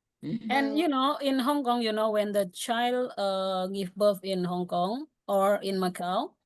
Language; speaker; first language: English; non-native, learner; Indonesian